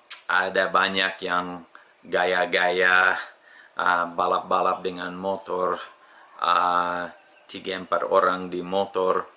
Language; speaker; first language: Indonesian; non-native, fluent; English